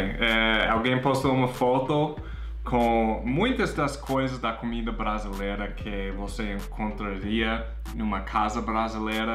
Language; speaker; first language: Portuguese; non-native, fluent; English